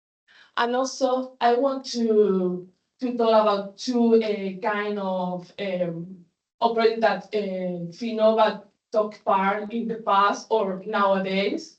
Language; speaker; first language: English; non-native, fluent; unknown